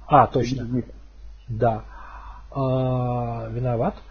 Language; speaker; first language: Russian; native; Russian